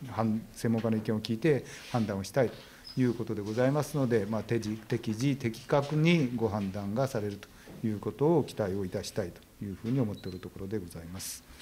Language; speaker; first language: Japanese; native; Japanese